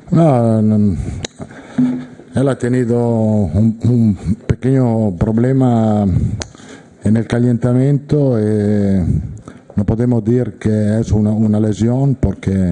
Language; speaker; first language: Spanish; non-native, fluent; Italian